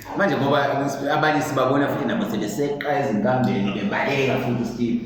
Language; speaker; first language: Zulu; native; Zulu